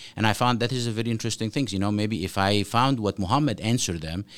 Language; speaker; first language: English; non-native, fluent; Arabic